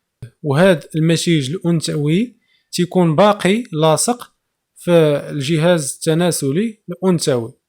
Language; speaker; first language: Arabic; native; Arabic